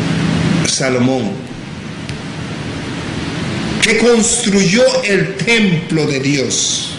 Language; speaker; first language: Spanish; non-native, local second language; English